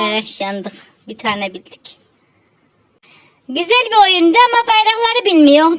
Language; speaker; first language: Turkish; native; Turkish